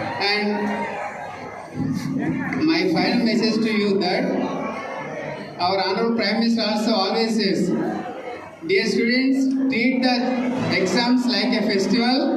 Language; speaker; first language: English; non-native, local second language; Telugu